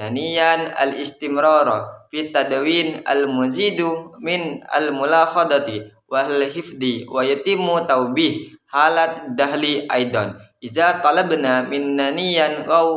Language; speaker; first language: Arabic; non-native, learner; Indonesian